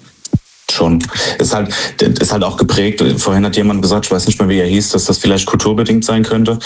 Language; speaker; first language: German; native; German